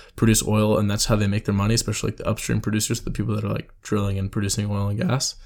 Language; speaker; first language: English; native; English